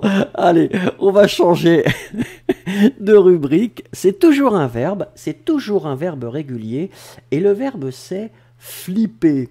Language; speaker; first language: French; native; French